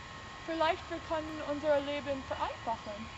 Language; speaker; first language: German; non-native, learner; English